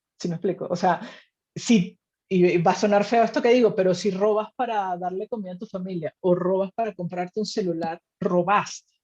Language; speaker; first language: Spanish; native; Spanish